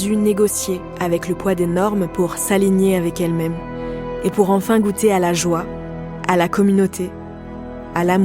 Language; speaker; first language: French; native; French